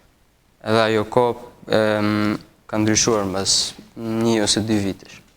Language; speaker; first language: Albanian; early bilingual, heritage; Albanian